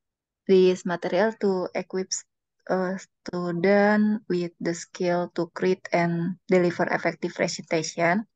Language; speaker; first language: English; non-native, learner; Indonesian